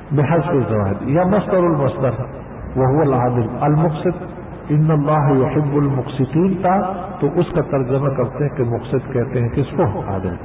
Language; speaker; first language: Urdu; non-native, local second language; Pashto